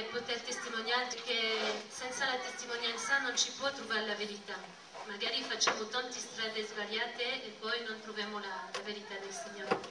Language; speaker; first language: Italian; non-native, fluent; French